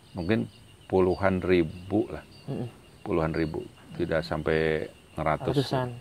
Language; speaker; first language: Indonesian; non-native, local second language; Sundanese